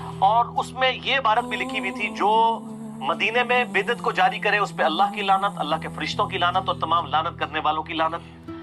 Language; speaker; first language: Urdu; non-native, local second language; Punjabi